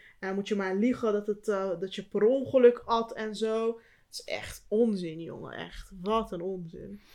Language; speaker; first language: Dutch; early bilingual, other home language; Turkish